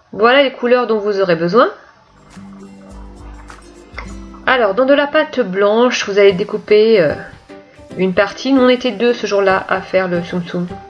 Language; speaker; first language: French; native; French